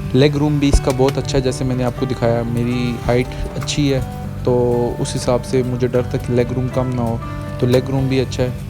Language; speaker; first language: Urdu; non-native, local second language; Punjabi